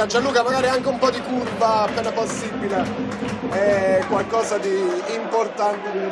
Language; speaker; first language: Italian; native; Italian